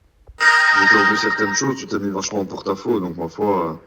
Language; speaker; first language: French; native; French